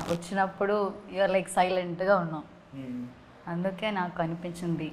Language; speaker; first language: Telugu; non-native, learner; Malayalam